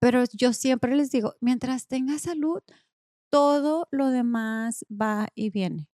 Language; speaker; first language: Spanish; early bilingual, other home language; English